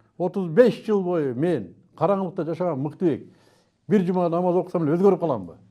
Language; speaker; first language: Kyrgyz; native; Kyrgyz